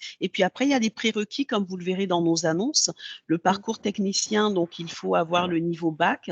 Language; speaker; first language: French; native; French